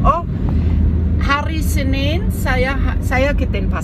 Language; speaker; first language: Indonesian; non-native, fluent; German